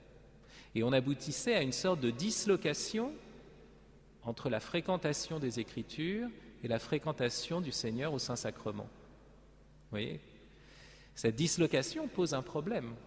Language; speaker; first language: French; native; French